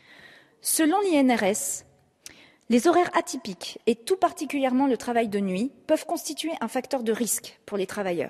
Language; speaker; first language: French; native; French